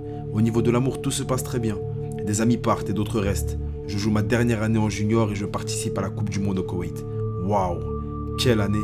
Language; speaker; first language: French; native; French